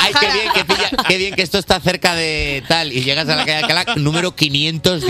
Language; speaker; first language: Spanish; native; Spanish